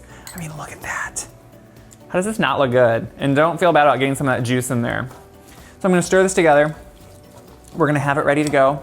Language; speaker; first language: English; native; English